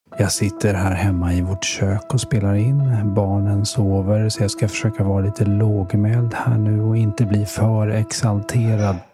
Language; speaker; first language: Swedish; native; Swedish